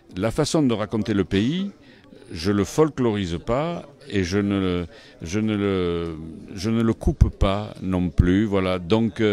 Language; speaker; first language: French; native; French